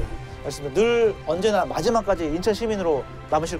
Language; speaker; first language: Korean; native; Korean